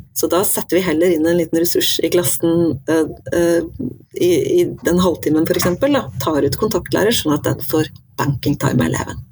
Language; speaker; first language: Norwegian; native; Norwegian